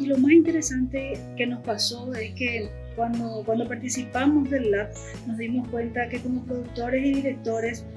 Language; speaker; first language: Spanish; native; Spanish